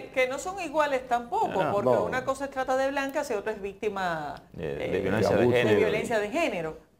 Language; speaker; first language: Spanish; native; Spanish